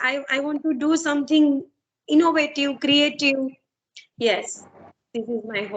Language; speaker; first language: English; non-native, learner; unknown